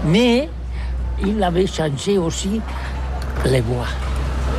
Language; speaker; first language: French; non-native, learner; Catalan